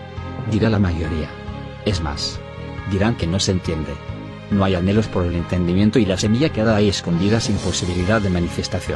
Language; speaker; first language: Spanish; native; Spanish